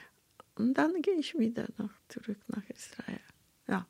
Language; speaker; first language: German; non-native, fluent; Hungarian